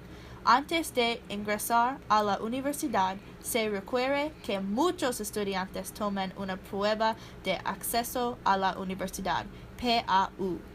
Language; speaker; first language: Spanish; non-native, learner; English